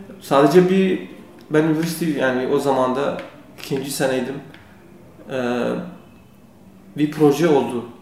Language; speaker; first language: Turkish; non-native, learner; Kurdish